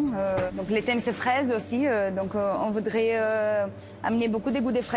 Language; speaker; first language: French; non-native, learner; Portuguese